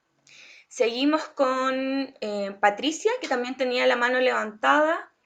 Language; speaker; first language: Spanish; native; Spanish